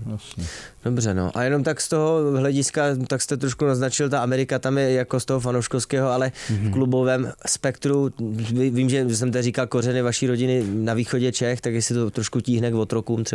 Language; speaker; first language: Czech; native; Czech